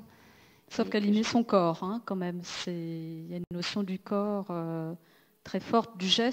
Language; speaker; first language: French; native; French